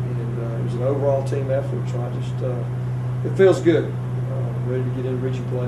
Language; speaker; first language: English; native; English